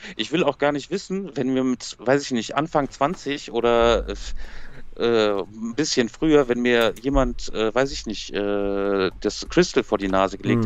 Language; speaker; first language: German; native; German